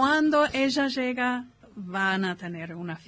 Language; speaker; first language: Spanish; non-native, fluent; English